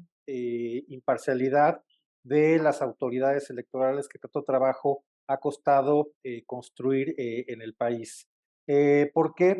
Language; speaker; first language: Spanish; native; Spanish